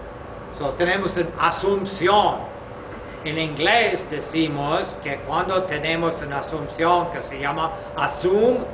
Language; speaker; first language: Spanish; non-native, fluent; English